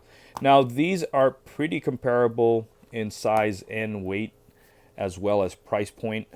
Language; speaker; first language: English; native; English